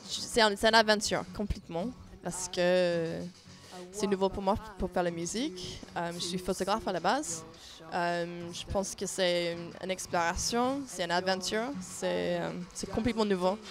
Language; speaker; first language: French; non-native, learner; English